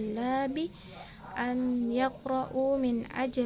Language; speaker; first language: Arabic; non-native, learner; Indonesian